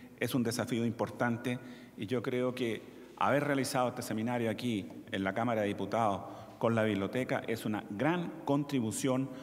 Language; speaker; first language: Spanish; native; Spanish